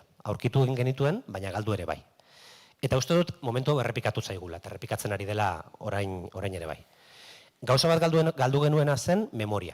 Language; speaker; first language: Basque; native; Basque